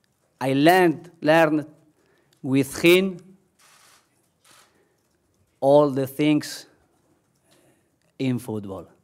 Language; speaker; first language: English; non-native, learner; Spanish